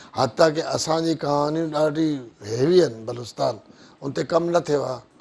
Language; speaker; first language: Sindhi; non-native, local second language; Brahui